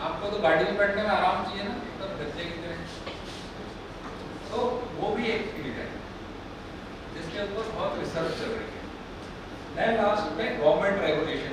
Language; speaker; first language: Hindi; native; Hindi